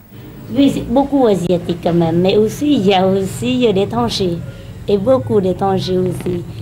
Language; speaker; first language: French; non-native, learner; Khmer